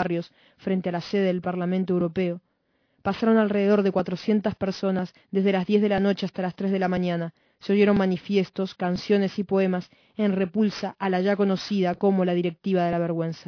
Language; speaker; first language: Spanish; native; Spanish